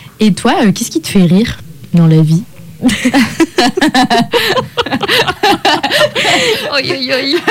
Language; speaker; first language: French; native; French